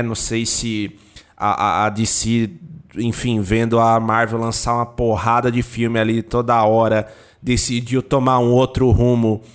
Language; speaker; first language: Portuguese; native; Portuguese